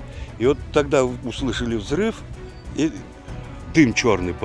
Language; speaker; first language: Russian; native; Russian